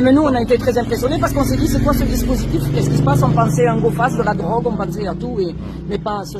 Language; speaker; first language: French; native; French